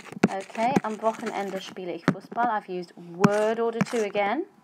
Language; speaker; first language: German; non-native, fluent; English